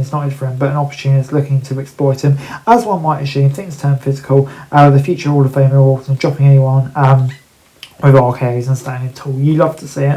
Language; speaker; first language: English; native; English